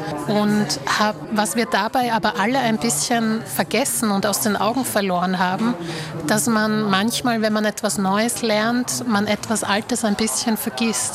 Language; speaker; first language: German; early bilingual, other home language; Slovak